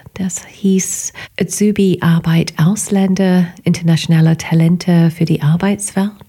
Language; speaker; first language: German; non-native, fluent; English